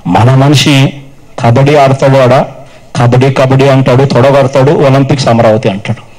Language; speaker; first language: Telugu; native; Telugu